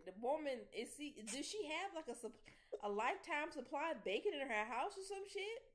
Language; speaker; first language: English; native; English